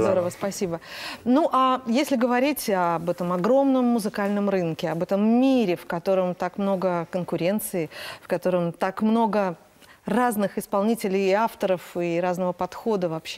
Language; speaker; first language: Russian; native; Russian